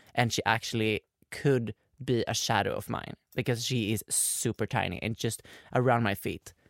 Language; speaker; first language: English; non-native, fluent; Swedish